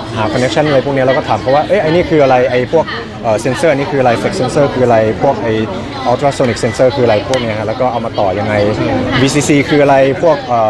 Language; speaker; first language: Thai; native; Thai